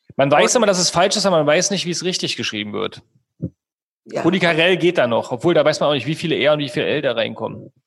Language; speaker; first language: German; native; German